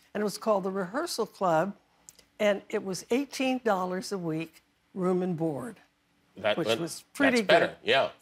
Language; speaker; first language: English; native; English